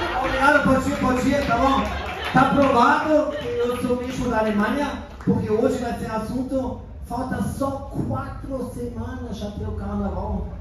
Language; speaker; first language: Portuguese; non-native, fluent; German